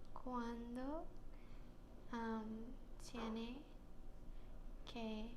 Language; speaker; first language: Spanish; non-native, learner; English